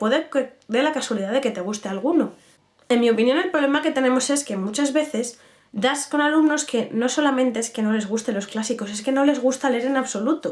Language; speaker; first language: Spanish; native; Spanish